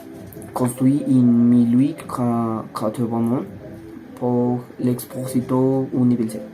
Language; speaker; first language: French; non-native, learner; Spanish